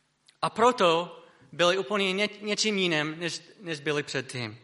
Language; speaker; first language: Czech; non-native, fluent; English